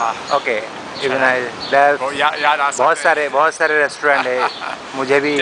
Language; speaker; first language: Hindi; native; Hindi